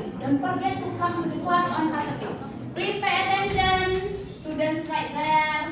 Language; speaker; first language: English; non-native, fluent; Indonesian